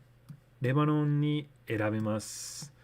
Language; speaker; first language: Japanese; non-native, learner; English